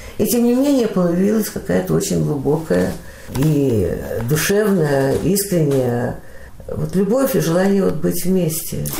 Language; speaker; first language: Russian; native; Russian